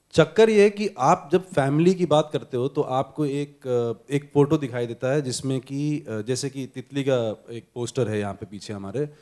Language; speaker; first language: Hindi; native; Hindi